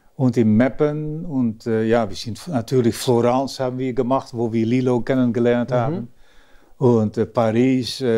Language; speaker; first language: German; early bilingual, other home language; Dutch